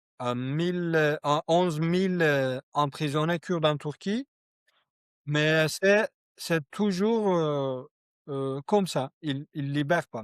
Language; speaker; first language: French; non-native, learner; Kurdish